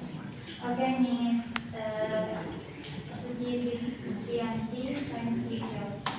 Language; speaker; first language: English; non-native, learner; Indonesian